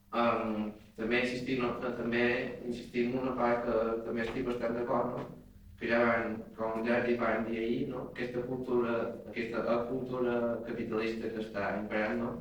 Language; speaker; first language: Catalan; non-native, fluent; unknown